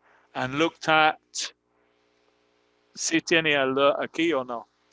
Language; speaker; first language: Spanish; non-native, fluent; English